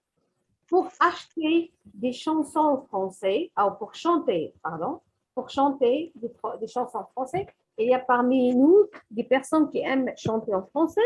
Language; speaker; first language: French; non-native, fluent; Arabic